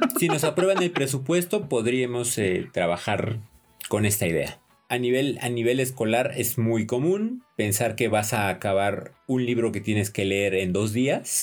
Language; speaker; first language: Spanish; native; Spanish